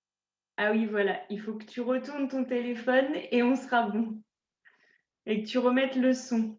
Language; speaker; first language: French; native; French